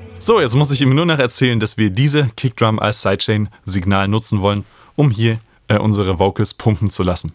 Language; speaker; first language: German; native; German